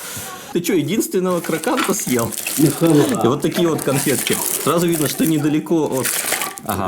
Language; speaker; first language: Russian; native; Russian